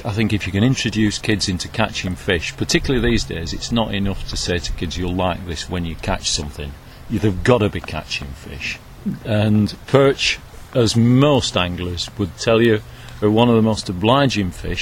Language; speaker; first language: English; native; English